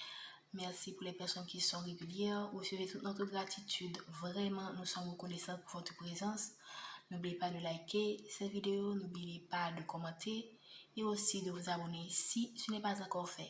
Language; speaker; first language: French; native; French